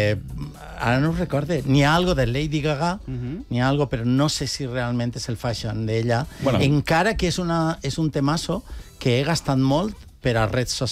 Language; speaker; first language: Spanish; non-native, local second language; Catalan